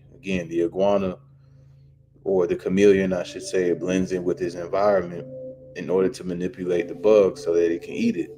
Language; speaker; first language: English; native; English